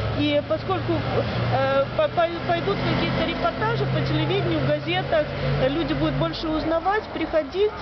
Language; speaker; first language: Russian; native; Russian